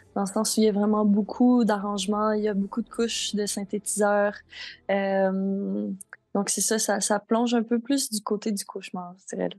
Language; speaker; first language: French; native; French